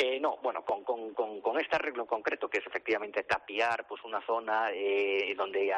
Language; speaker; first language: Spanish; native; Spanish